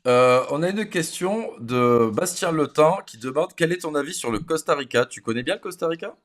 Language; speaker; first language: French; native; French